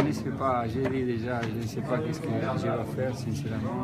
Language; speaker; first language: French; non-native, fluent; Spanish